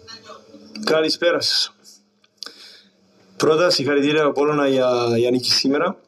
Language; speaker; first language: Greek; non-native, learner; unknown